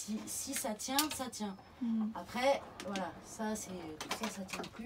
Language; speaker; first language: French; native; French